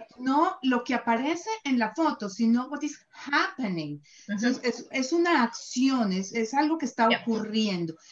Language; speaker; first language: Spanish; native; Spanish